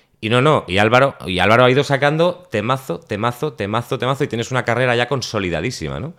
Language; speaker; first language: Spanish; native; Spanish